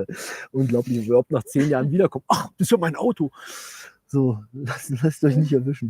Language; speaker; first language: German; native; German